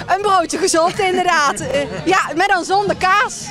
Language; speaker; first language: Dutch; native; Dutch